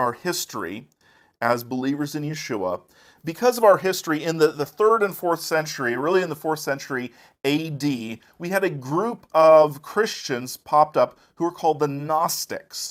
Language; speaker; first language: English; native; English